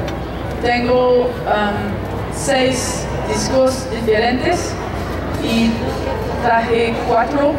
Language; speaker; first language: Spanish; non-native, learner; French